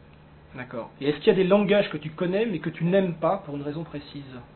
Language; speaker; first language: French; native; French